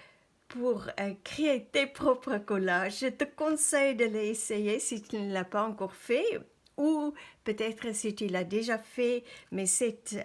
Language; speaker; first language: French; non-native, fluent; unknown